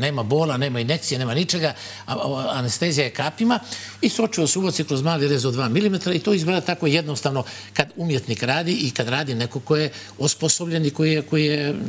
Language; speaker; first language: Bosnian; native; Bosnian